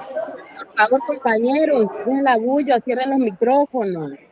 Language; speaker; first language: Spanish; native; Spanish